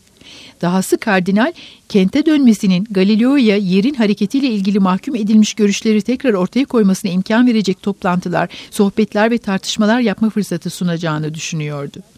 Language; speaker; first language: Turkish; native; Turkish